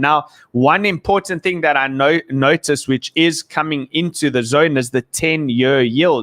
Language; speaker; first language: English; native; English